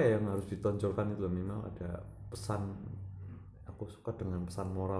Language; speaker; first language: Indonesian; non-native, local second language; Javanese